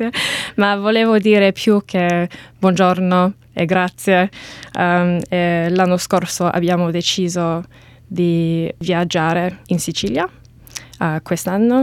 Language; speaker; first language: Italian; non-native, learner; English